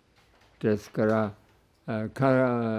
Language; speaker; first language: Japanese; non-native, fluent; English